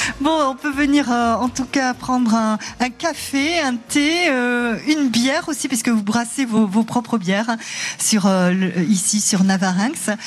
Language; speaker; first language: French; native; French